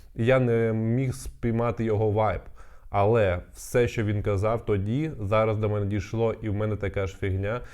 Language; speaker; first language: Ukrainian; non-native, local second language; Russian